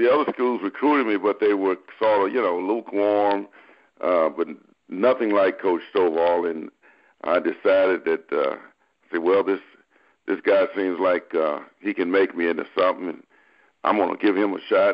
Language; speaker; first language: English; native; English